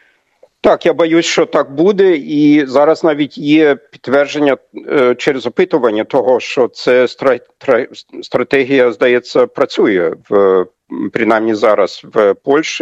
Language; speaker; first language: Ukrainian; non-native, fluent; German